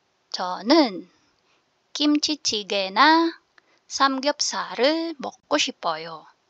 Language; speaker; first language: Korean; non-native, fluent; Filipino